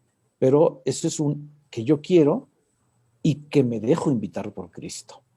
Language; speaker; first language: Spanish; native; Spanish